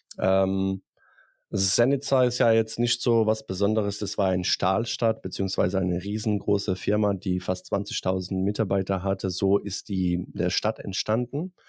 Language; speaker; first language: German; non-native, fluent; Bosnian